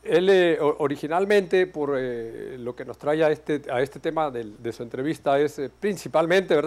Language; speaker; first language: Spanish; native; Spanish